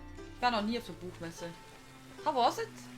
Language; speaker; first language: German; native; German